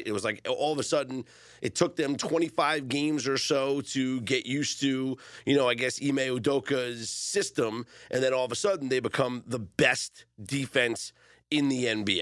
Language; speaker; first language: English; native; English